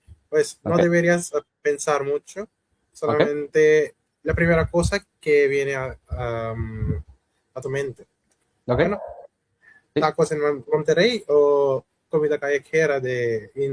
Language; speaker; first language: Spanish; non-native, fluent; Hindi